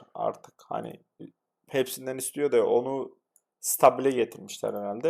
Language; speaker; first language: Turkish; native; Turkish